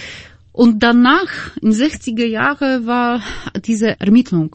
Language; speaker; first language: German; non-native, fluent; Polish